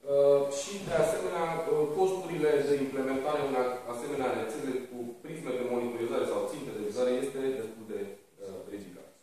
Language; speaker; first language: Romanian; native; Romanian